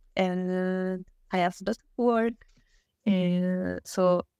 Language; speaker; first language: English; non-native, learner; Italian